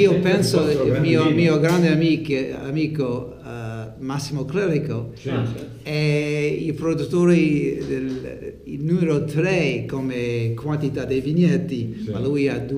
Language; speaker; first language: Italian; non-native, learner; English